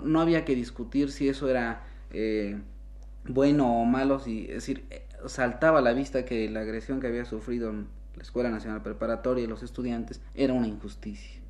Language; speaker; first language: Spanish; native; Spanish